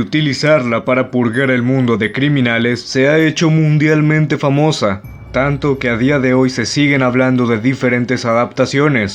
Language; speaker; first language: Spanish; native; Spanish